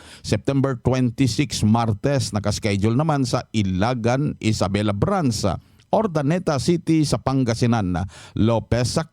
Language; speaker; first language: Filipino; native; Filipino